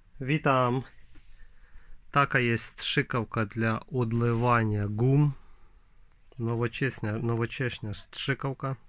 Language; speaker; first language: Polish; non-native, learner; Ukrainian